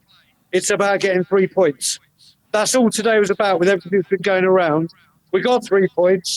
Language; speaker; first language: English; native; English